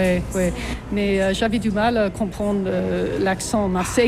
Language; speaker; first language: French; non-native, fluent; English